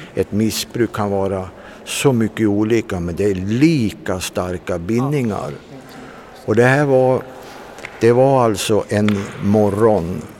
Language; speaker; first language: Swedish; native; Swedish